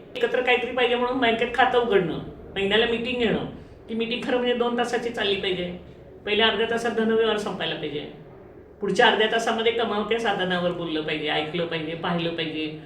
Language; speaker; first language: Marathi; native; Marathi